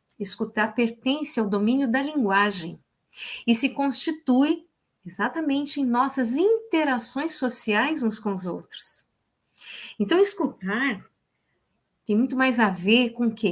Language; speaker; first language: Portuguese; native; Portuguese